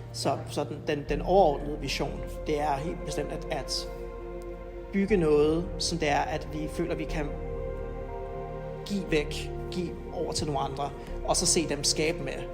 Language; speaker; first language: Danish; native; Danish